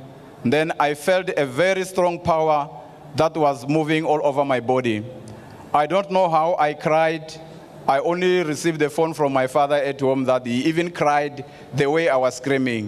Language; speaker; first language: English; non-native, local second language; Tsonga